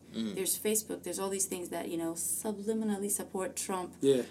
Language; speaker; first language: English; early bilingual, other home language; Amharic